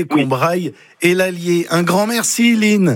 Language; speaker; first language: French; native; French